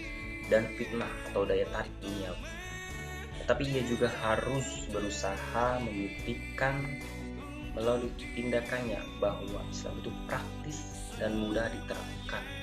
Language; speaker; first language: Indonesian; native; Indonesian